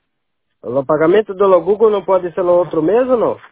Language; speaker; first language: Spanish; non-native, learner; Portuguese